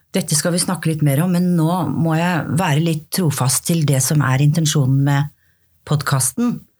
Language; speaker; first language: Norwegian; native; Norwegian